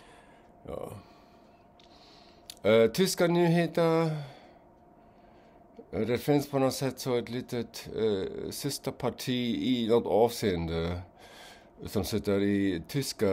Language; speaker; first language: Swedish; non-native, fluent; German